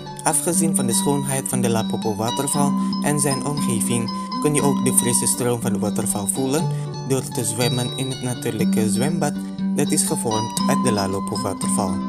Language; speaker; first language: Dutch; non-native, fluent; Indonesian